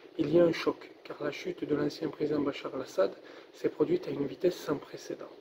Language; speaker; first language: French; native; French